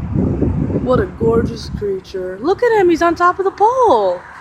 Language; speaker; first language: English; native; English